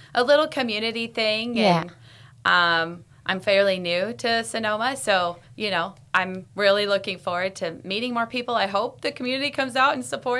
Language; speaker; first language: English; native; English